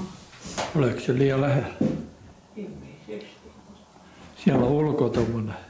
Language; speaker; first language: Finnish; native; Finnish